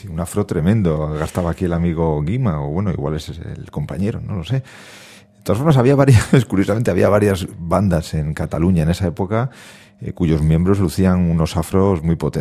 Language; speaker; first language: Spanish; native; Spanish